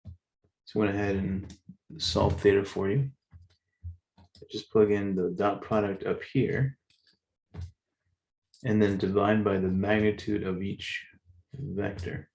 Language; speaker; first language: English; native; English